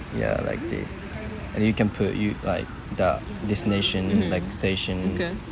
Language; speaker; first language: English; non-native, learner; Japanese